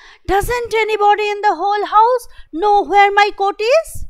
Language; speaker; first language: English; non-native, local second language; Bangla